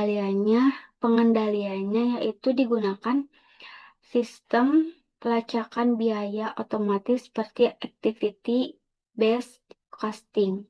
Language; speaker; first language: Indonesian; native; Indonesian